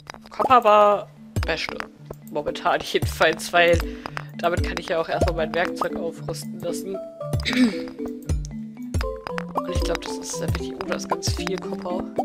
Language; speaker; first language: German; native; German